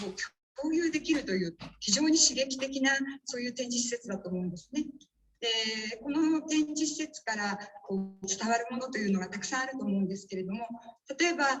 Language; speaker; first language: Japanese; native; Japanese